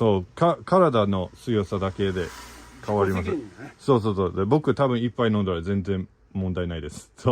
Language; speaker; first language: Japanese; non-native, learner; English